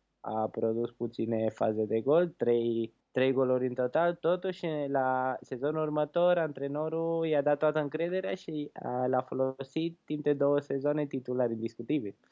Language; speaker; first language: Romanian; early bilingual, heritage; Romanian